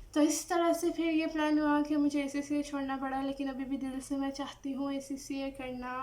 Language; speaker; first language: Urdu; early bilingual, heritage; Urdu